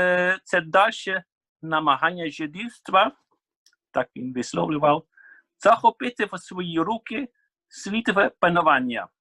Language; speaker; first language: Ukrainian; non-native, fluent; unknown